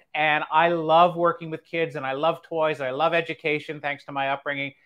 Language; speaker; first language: English; native; English